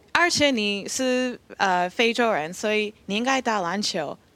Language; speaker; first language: Chinese; non-native, fluent; English